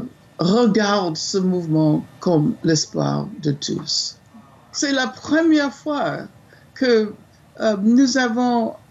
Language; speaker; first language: French; non-native, fluent; English